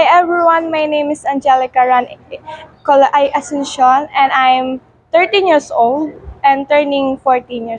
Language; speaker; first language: English; non-native, local second language; Filipino